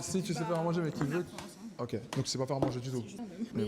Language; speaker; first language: French; native; French